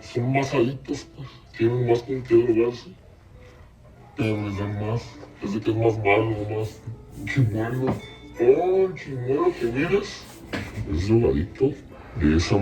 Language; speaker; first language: Spanish; native; Spanish